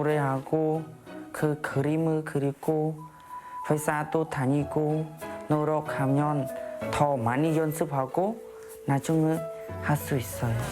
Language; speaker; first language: Korean; non-native, learner; Khmer